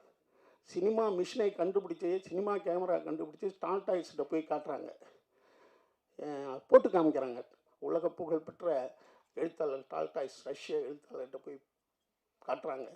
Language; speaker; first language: Tamil; native; Tamil